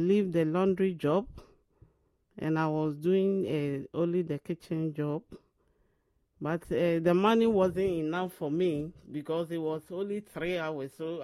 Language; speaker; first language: English; non-native, local second language; Akan